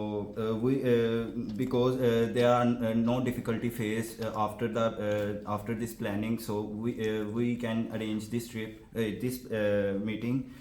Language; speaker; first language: English; non-native, learner; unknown